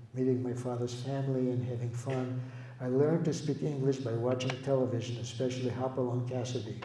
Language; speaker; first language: English; early bilingual, other home language; Lithuanian